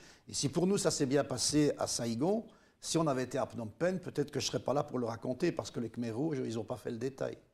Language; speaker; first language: French; native; French